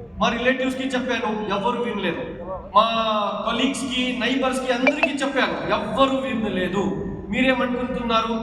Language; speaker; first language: Telugu; non-native, local second language; Urdu